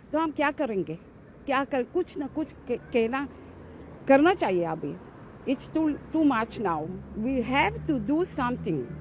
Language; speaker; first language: Hindi; early bilingual, heritage; Hindi